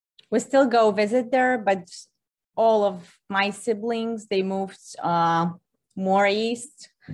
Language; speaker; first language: English; non-native, fluent; Polish